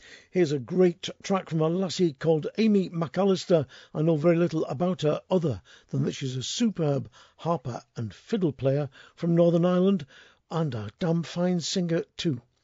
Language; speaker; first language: English; native; English